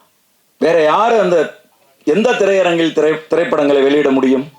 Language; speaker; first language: Tamil; native; Tamil